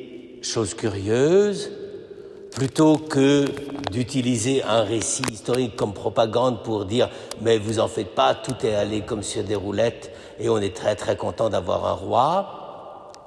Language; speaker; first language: French; native; French